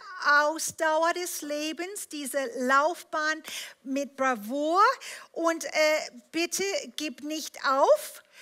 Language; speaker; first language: German; non-native, fluent; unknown